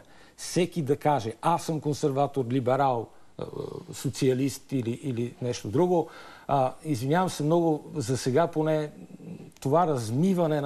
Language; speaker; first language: Bulgarian; native; Bulgarian